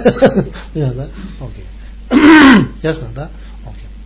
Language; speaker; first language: Russian; non-native, learner; Tibetan